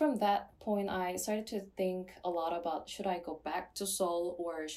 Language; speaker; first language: English; non-native, fluent; Korean